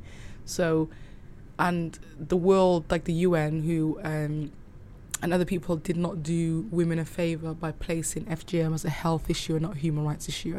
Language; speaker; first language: English; native; English